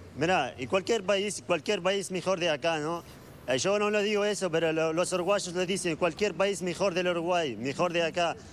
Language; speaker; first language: Spanish; non-native, learner; Arabic